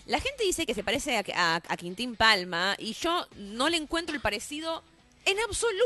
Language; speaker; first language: Spanish; native; Spanish